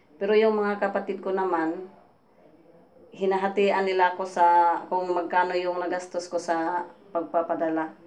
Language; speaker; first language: Filipino; non-native, local second language; Masbatenyo